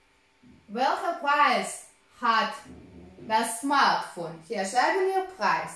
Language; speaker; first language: German; non-native, fluent; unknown